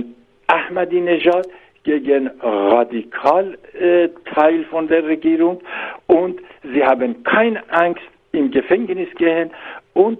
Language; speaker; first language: German; non-native, learner; Persian